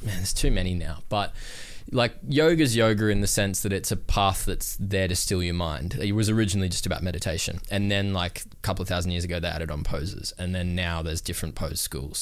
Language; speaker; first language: English; native; English